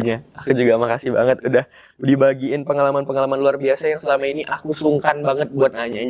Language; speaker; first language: Indonesian; native; Indonesian